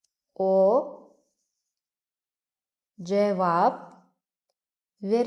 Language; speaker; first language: Turkish; non-native, fluent; Kazakh